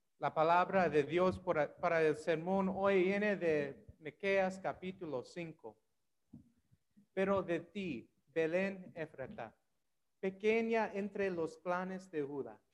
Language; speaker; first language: Spanish; non-native, learner; English